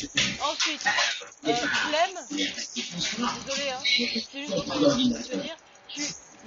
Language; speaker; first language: French; native; French